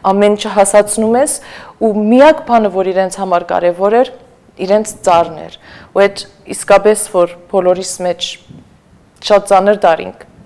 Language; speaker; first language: Armenian; native; Armenian